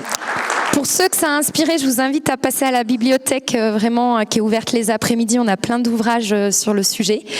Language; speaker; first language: French; native; French